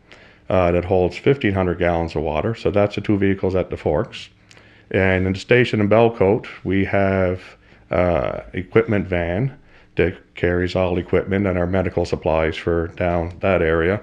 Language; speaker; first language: English; native; English